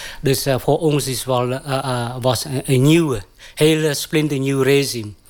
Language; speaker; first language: Dutch; non-native, fluent; Khmer